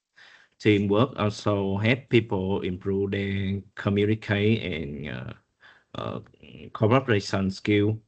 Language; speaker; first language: English; non-native, learner; Vietnamese